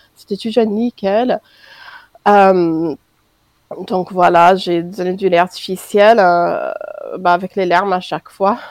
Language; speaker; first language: French; non-native, fluent; English